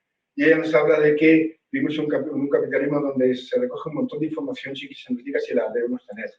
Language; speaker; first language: Spanish; native; Spanish